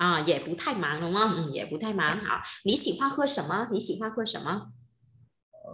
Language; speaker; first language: Chinese; non-native, fluent; Vietnamese